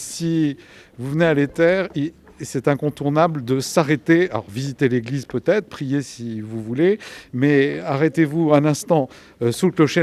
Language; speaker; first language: French; native; French